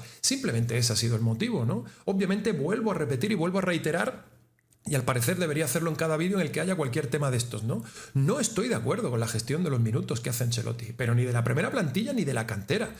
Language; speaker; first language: Spanish; native; Spanish